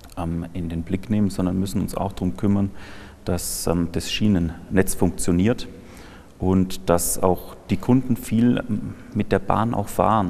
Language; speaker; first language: German; native; German